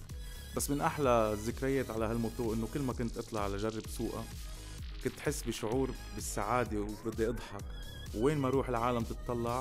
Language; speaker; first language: Arabic; native; Arabic